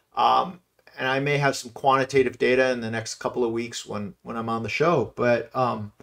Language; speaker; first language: English; native; English